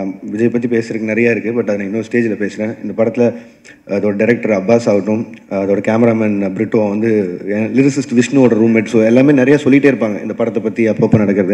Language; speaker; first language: Tamil; native; Tamil